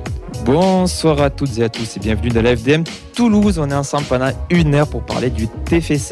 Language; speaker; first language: French; native; French